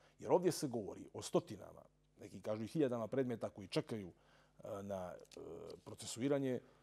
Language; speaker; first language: Serbian; native; Serbian